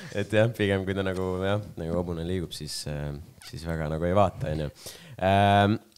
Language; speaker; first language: Estonian; non-native, local second language; Russian